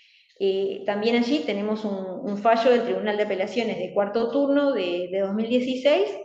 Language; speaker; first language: Spanish; native; Spanish